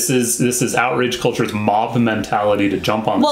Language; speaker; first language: English; native; English